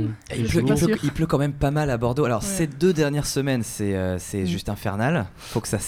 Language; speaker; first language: French; native; French